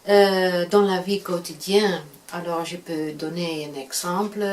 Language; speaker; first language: French; non-native, fluent; Dutch